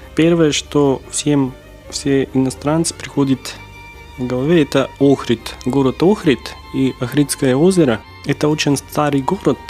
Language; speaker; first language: Russian; non-native, fluent; Macedonian